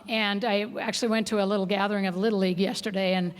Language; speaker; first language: English; native; English